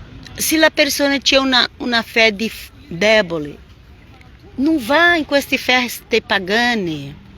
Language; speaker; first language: Italian; non-native, fluent; Portuguese